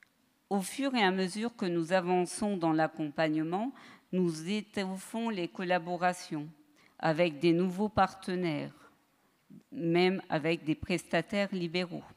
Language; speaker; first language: French; native; French